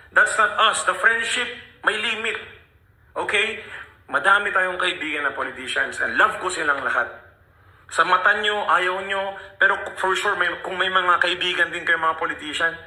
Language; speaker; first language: Filipino; early bilingual, other home language; Punjabi